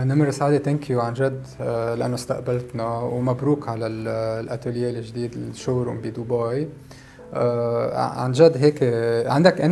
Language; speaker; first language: Arabic; native; Arabic